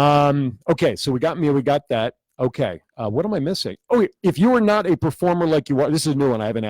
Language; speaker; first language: English; native; English